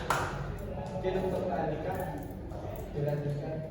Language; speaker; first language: Indonesian; native; Indonesian